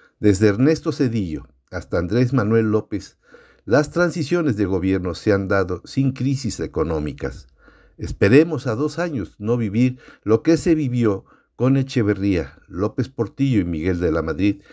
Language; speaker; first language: Spanish; native; Spanish